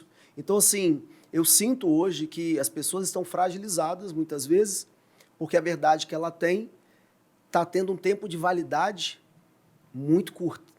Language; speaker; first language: Portuguese; native; Portuguese